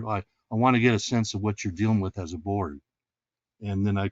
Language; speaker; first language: English; native; English